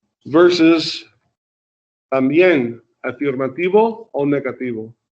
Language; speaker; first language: Spanish; non-native, fluent; English